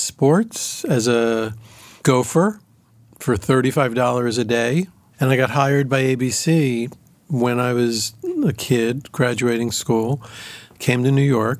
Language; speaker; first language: English; native; English